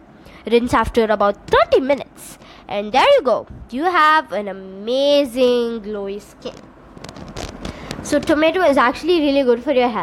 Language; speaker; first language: English; non-native, local second language; Tamil